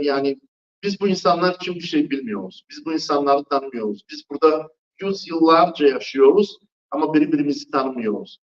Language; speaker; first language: Turkish; non-native, fluent; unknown